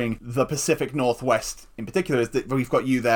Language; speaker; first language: English; native; English